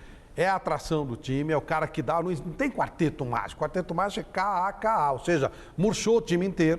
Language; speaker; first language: Portuguese; native; Portuguese